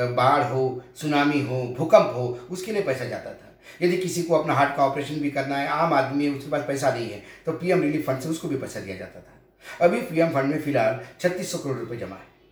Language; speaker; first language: Hindi; non-native, local second language; Marathi